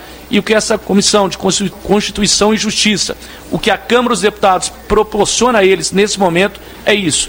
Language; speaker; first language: Portuguese; native; Portuguese